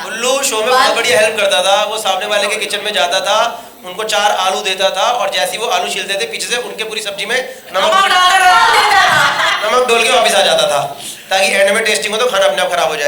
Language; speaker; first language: Hindi; native; Hindi